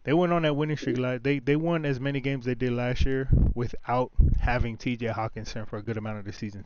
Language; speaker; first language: English; native; English